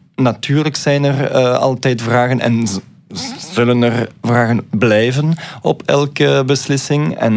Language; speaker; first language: Dutch; non-native, local second language; French